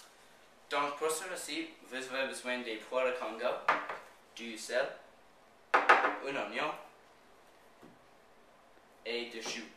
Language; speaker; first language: French; non-native, learner; English